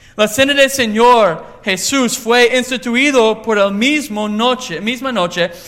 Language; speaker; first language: Spanish; non-native, learner; English